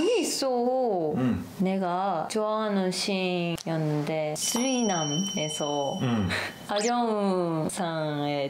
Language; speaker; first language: Korean; non-native, learner; Japanese